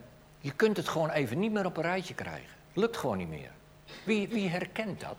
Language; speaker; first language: Dutch; native; Dutch